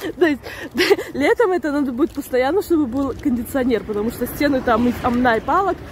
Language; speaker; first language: Russian; native; Russian